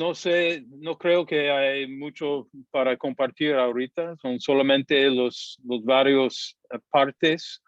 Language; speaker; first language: Spanish; non-native, fluent; English